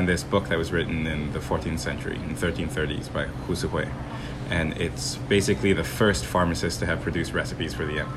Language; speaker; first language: English; non-native, local second language; Cantonese